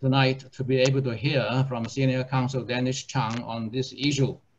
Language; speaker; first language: English; non-native, local second language; Chinese